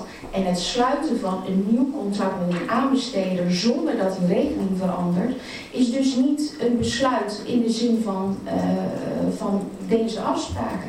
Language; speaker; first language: Dutch; native; Dutch